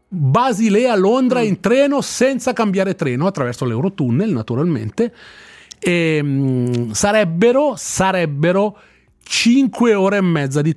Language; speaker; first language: Italian; native; Italian